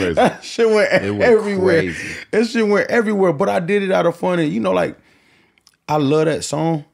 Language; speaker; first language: English; native; English